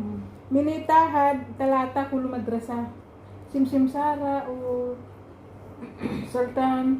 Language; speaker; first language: Arabic; non-native, learner; Filipino